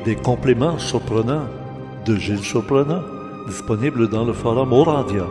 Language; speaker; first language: French; native; French